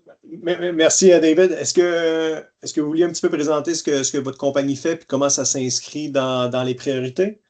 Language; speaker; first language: French; native; French